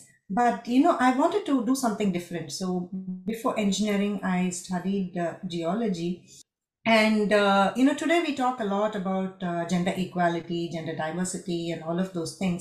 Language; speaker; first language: English; non-native, local second language; Tamil